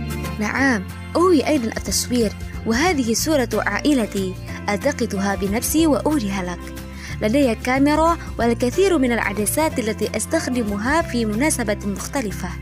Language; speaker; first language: Arabic; non-native, learner; Indonesian